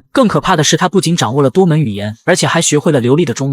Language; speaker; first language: Chinese; native; Chinese